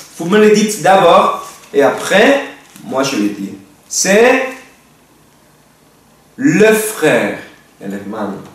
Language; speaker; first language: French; non-native, fluent; Spanish